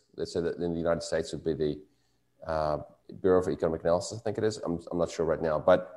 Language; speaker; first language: English; native; English